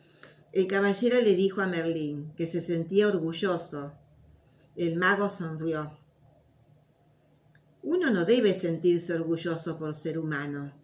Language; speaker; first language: Spanish; native; Spanish